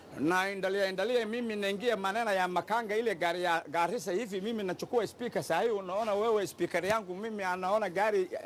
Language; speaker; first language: Swahili; non-native, learner; Somali